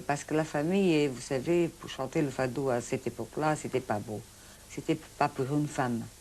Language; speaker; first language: French; non-native, fluent; Portuguese